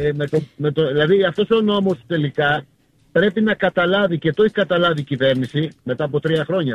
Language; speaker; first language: Greek; native; Greek